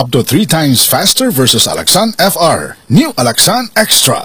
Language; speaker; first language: English; non-native, local second language; Hiligaynon